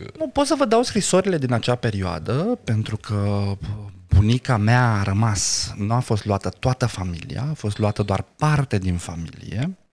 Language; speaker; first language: Romanian; non-native, local second language; Romany